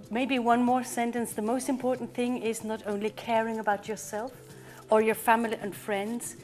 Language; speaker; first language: English; non-native, fluent; German